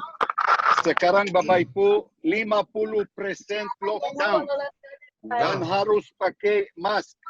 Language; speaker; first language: Indonesian; non-native, learner; Hebrew